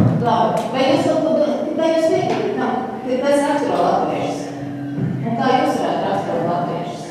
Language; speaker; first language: Latvian; native; Latvian